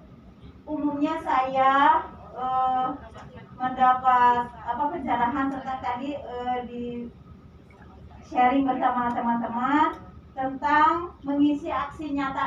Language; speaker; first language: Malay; non-native, local second language; Sundanese